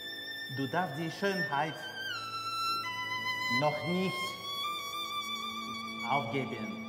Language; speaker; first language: German; non-native, fluent; Russian